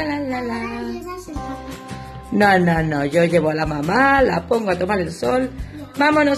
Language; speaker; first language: Spanish; native; Spanish